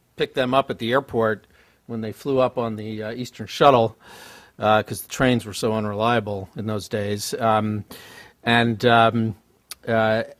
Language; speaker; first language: English; native; English